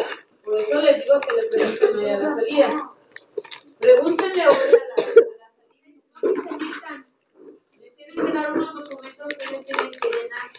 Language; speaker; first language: Spanish; native; Spanish